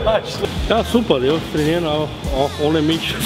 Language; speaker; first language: German; non-native, learner; Armenian